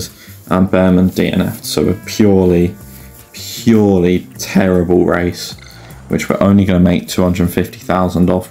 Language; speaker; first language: English; native; English